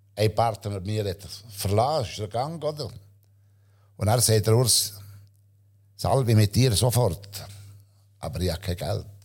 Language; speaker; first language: German; non-native, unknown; Italian